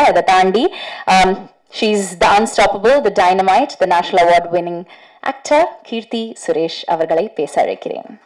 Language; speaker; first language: Tamil; native; Tamil